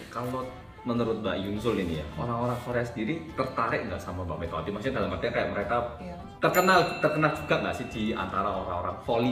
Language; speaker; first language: Indonesian; native; Indonesian